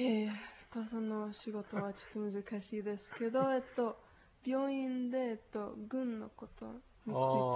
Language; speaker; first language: Japanese; non-native, learner; Spanish